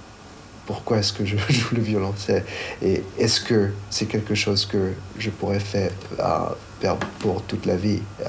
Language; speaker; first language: French; non-native, fluent; Chinese